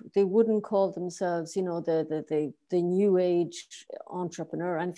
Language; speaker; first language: English; native; English